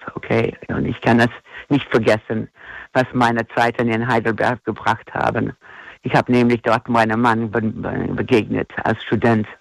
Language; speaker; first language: German; non-native, fluent; English